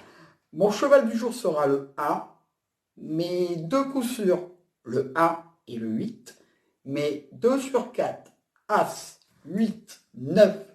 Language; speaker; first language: French; native; French